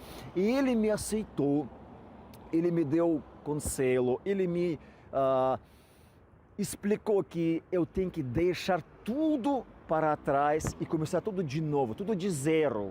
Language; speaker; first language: Portuguese; non-native, fluent; Russian